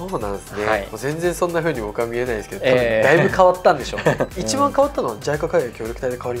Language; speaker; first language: Japanese; native; Japanese